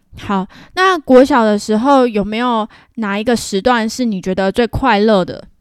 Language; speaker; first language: Chinese; native; Chinese